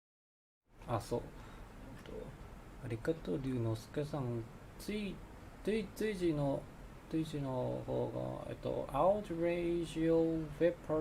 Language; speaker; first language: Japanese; non-native, learner; Chinese